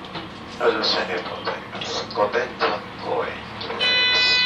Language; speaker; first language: Japanese; native; Japanese